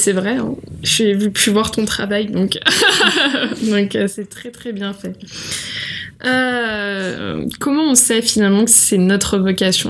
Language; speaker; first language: French; native; French